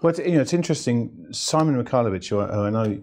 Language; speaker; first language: English; native; English